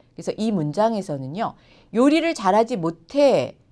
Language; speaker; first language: Korean; native; Korean